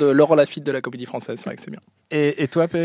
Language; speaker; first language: French; native; French